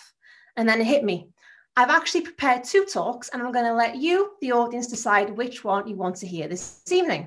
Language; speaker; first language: English; native; English